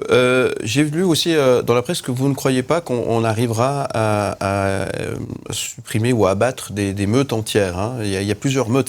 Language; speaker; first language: French; native; French